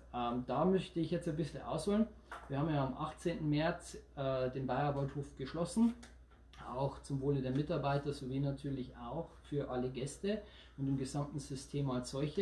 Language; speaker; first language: German; native; German